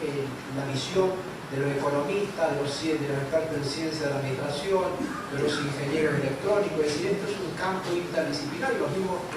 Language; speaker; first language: Spanish; native; Spanish